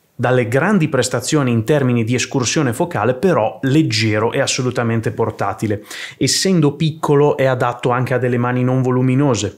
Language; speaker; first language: Italian; native; Italian